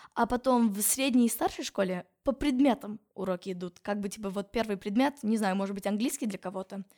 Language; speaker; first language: Russian; non-native, fluent; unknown